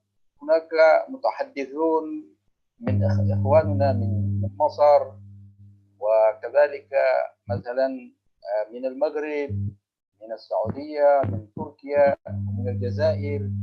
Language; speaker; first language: Arabic; non-native, local second language; Indonesian